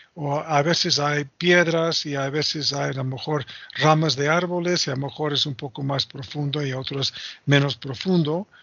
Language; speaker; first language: Spanish; non-native, fluent; English